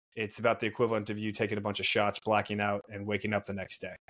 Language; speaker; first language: English; native; English